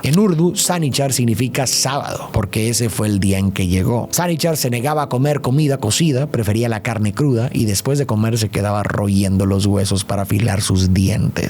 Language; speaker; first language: Spanish; native; Spanish